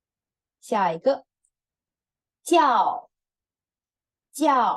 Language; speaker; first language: Chinese; non-native, fluent; Indonesian